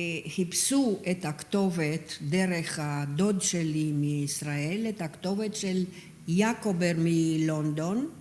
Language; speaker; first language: Hebrew; non-native, fluent; Romanian